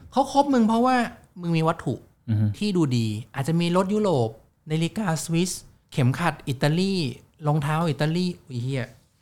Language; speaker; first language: Thai; native; Thai